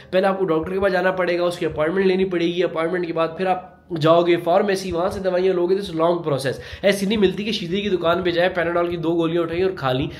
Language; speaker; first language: Urdu; non-native, local second language; Punjabi